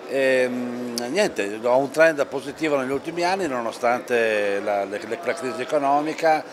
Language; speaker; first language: Italian; native; Italian